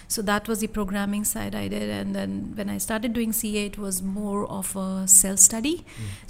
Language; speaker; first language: English; non-native, local second language; Hindi